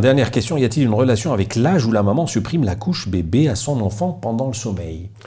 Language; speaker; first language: French; non-native, local second language; Arabic